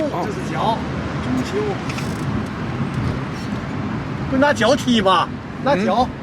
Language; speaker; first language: Chinese; native; Chinese